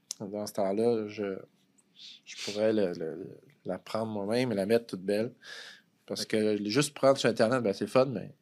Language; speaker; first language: French; native; French